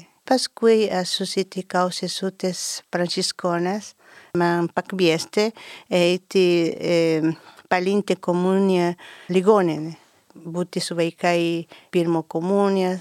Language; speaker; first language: Lithuanian; non-native, learner; Spanish